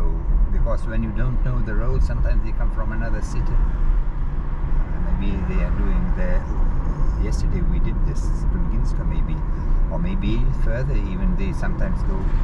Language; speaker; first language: English; non-native, learner; Lithuanian